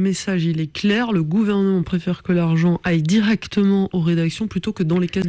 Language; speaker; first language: French; native; French